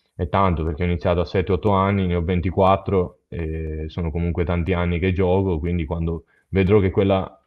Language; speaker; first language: Italian; native; Italian